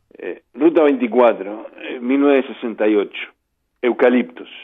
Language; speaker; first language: Spanish; native; Spanish